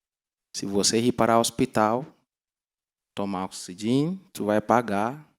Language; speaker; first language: Portuguese; non-native, learner; Yoruba